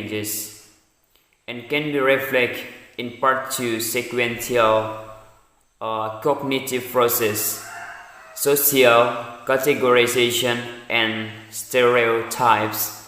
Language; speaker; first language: English; non-native, learner; Indonesian